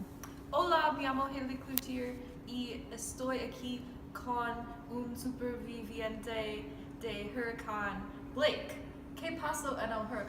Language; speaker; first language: Spanish; non-native, learner; English